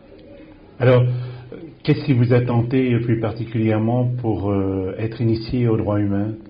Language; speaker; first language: French; native; French